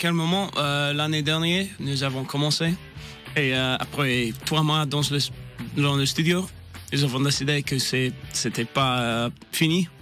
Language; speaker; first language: French; non-native, learner; English